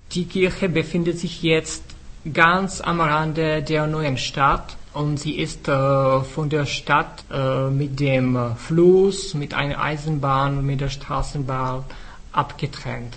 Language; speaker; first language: German; non-native, fluent; Czech